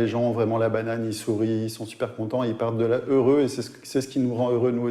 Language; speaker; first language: French; native; French